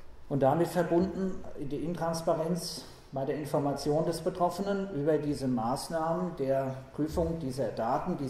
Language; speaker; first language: German; native; German